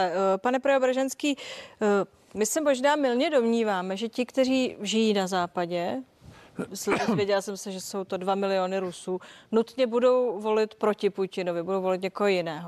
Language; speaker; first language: Czech; native; Czech